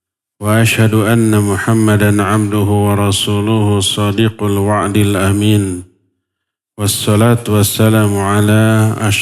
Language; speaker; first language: Arabic; non-native, fluent; Indonesian